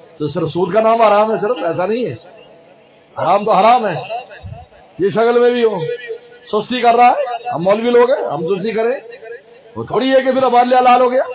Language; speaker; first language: Urdu; non-native, local second language; Pashto